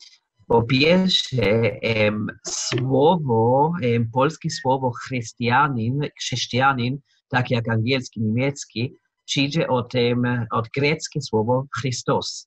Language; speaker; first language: Polish; non-native, learner; German